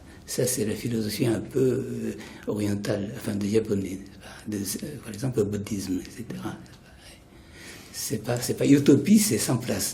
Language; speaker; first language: French; non-native, fluent; Japanese